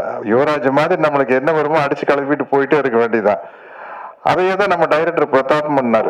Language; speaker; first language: Tamil; native; Tamil